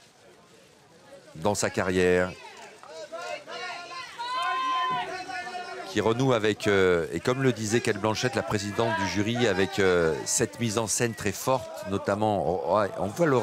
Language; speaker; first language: French; native; French